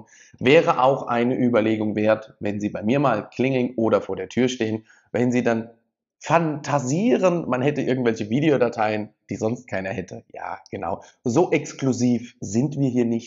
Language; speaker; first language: German; native; German